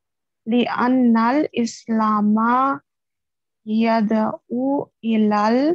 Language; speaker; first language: Arabic; non-native, learner; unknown